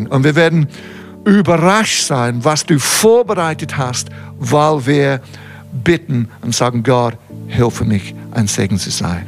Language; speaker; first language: German; non-native, fluent; English